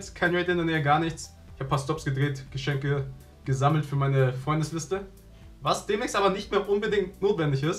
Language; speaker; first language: German; native; German